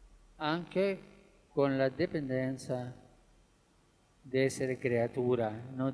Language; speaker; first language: Italian; non-native, fluent; Spanish